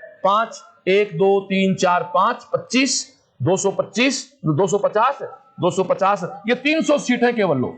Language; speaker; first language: Hindi; native; Hindi